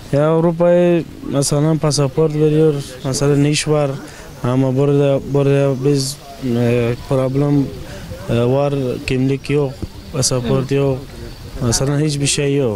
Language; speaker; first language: Turkish; non-native, learner; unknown